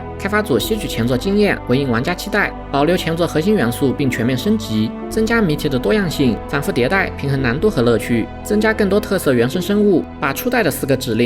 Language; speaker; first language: Chinese; native; Chinese